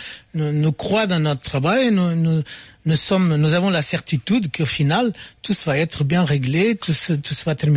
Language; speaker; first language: French; non-native, fluent; Portuguese